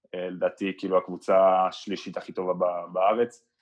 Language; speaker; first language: Hebrew; early bilingual, other home language; Spanish